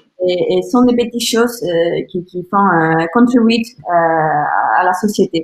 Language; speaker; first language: French; non-native, learner; Spanish